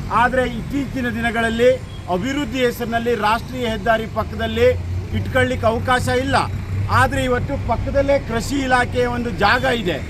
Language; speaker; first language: Kannada; native; Kannada